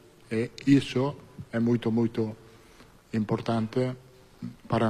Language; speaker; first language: Portuguese; non-native, fluent; Italian